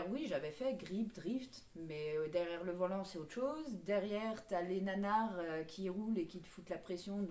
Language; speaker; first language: French; native; French